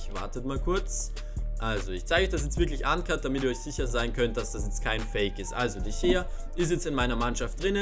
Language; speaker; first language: German; native; German